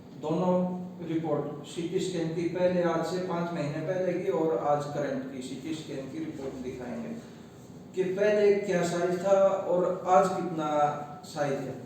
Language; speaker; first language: Hindi; native; Hindi